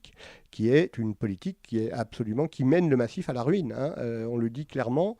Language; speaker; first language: French; native; French